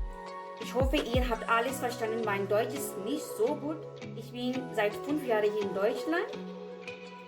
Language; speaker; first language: German; non-native, learner; Urdu